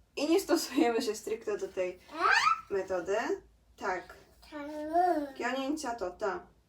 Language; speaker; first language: Polish; native; Polish